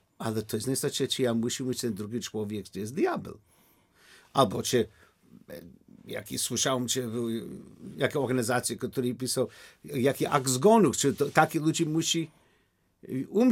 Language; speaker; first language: Polish; non-native, learner; English